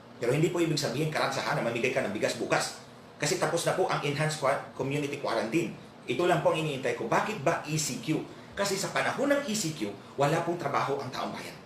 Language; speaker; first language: Filipino; non-native, local second language; Cebuano